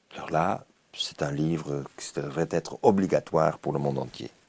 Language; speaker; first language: French; native; French